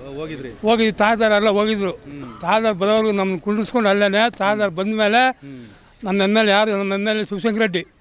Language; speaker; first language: Kannada; native; Kannada